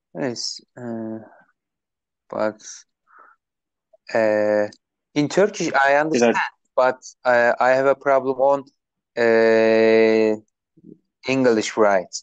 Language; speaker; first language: English; non-native, learner; Turkish